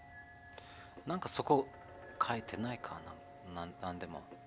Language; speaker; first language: Japanese; non-native, learner; German